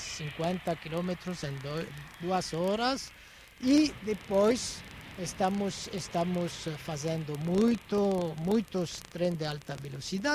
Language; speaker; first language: Portuguese; non-native, fluent; French